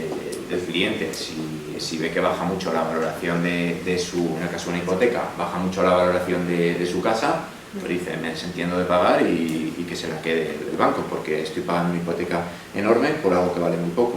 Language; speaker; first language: Spanish; native; Spanish